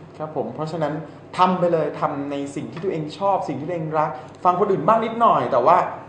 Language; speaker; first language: Thai; native; Thai